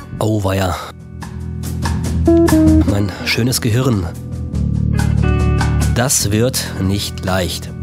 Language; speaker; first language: German; native; German